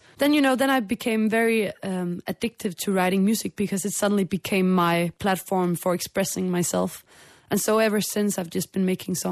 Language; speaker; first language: English; non-native, fluent; Danish